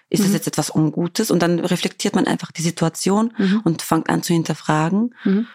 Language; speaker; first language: German; early bilingual, other home language; Albanian